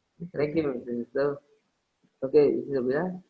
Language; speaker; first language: English; non-native, learner; Indonesian